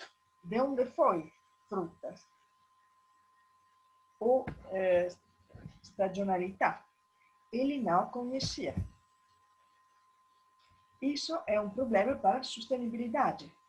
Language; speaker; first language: Portuguese; non-native, learner; Italian